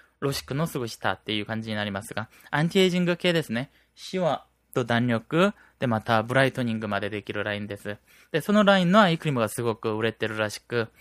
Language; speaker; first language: Japanese; non-native, fluent; Korean